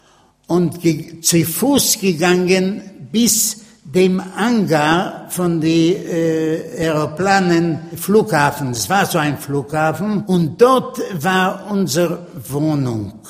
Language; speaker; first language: German; non-native, learner; Yiddish